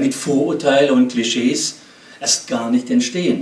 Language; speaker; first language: German; native; German